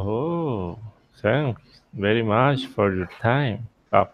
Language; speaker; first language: English; non-native, learner; Spanish